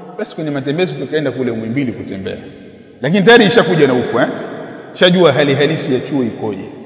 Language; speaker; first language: Swahili; native; Swahili